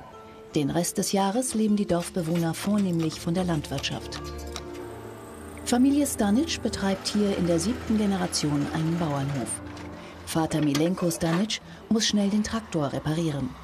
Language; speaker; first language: German; native; German